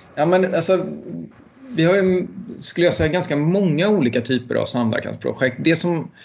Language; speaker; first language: Swedish; native; Swedish